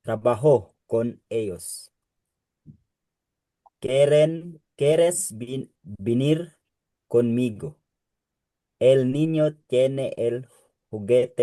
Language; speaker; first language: Spanish; non-native, learner; Filipino